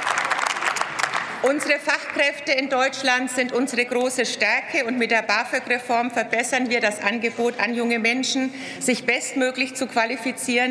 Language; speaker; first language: German; native; German